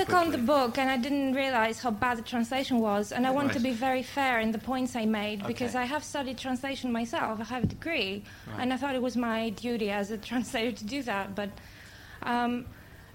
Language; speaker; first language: English; non-native, fluent; Greek